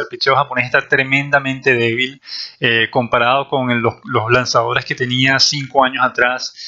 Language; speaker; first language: Spanish; native; Spanish